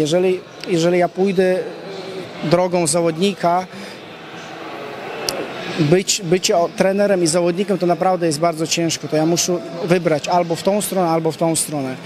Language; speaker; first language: Polish; non-native, fluent; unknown